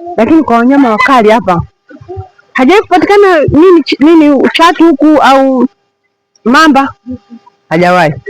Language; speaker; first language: Swahili; native; Swahili